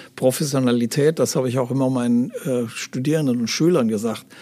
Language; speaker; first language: German; native; German